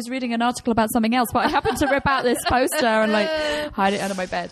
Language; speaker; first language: English; native; English